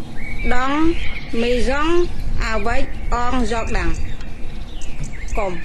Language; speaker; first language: French; non-native, learner; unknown